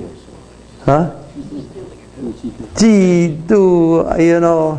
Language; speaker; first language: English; non-native, fluent; Chinese